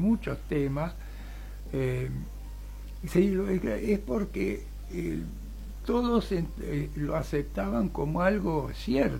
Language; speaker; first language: Spanish; native; Spanish